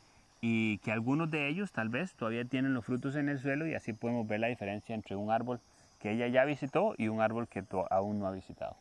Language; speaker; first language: Spanish; native; Spanish